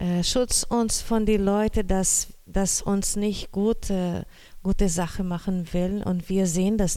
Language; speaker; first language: German; non-native, learner; Portuguese